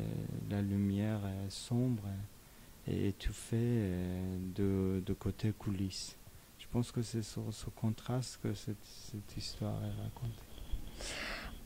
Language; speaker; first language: French; non-native, fluent; Persian